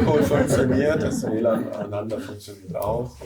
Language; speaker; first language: German; native; German